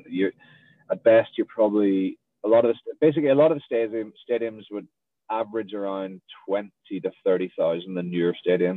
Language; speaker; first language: English; native; English